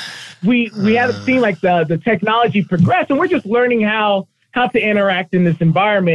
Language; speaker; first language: English; native; English